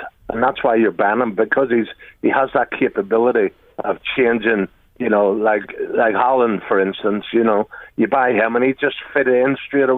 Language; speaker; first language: English; native; English